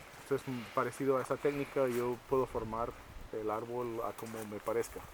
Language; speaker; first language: Spanish; native; Spanish